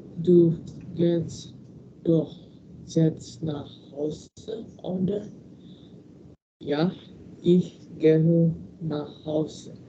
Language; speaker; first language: German; non-native, learner; Indonesian